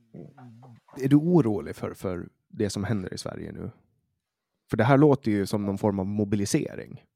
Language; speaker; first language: Swedish; native; Swedish